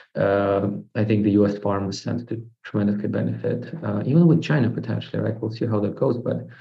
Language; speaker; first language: English; non-native, fluent; Russian